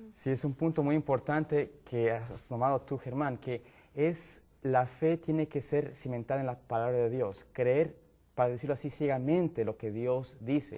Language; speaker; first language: Spanish; native; Spanish